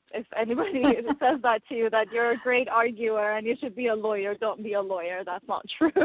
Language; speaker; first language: English; non-native, fluent; Persian